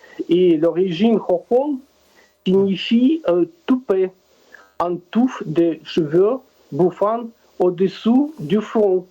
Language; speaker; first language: French; non-native, fluent; Russian